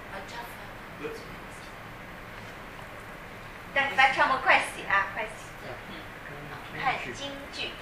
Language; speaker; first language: Italian; non-native, learner; Chinese